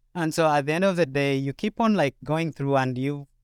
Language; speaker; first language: English; non-native, local second language; Ganda